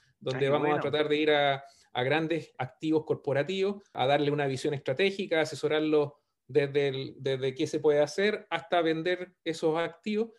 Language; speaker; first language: Spanish; native; Spanish